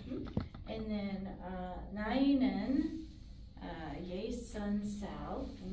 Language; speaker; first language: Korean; non-native, learner; English